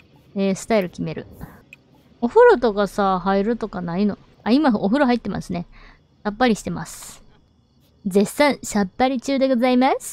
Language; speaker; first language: Japanese; native; Japanese